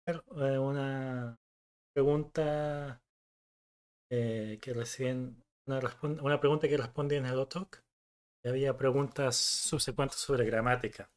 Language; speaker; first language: Spanish; non-native, fluent; Korean